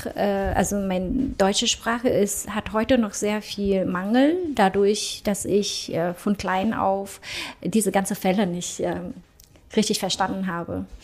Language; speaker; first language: German; early bilingual, other home language; Vietnamese